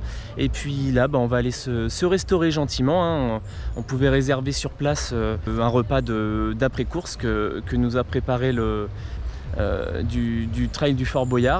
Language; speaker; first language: French; native; French